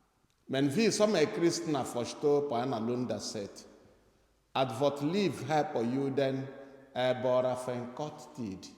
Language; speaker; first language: Swedish; non-native, fluent; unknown